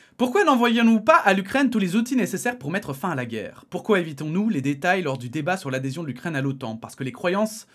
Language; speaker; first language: French; native; French